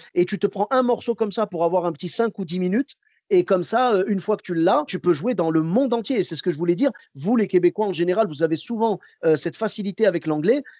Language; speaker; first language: French; early bilingual, other home language; Arabic